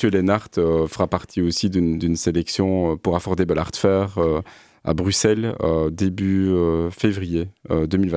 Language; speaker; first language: French; native; French